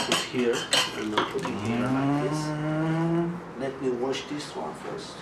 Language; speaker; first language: English; non-native, learner; Arabic